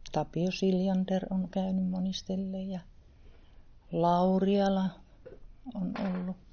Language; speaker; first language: Finnish; native; Finnish